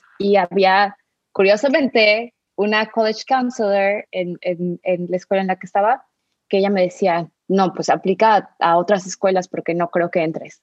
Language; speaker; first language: Spanish; native; Spanish